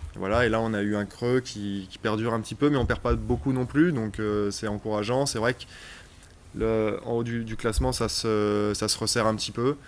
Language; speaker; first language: French; native; French